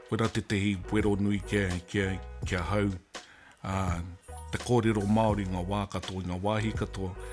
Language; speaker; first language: Māori; non-native, local second language; English